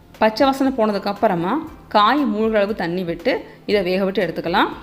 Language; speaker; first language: Tamil; native; Tamil